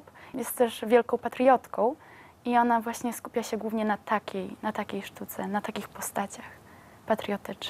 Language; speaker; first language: Polish; native; Polish